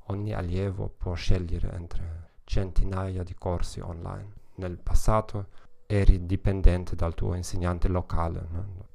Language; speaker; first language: Italian; non-native, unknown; German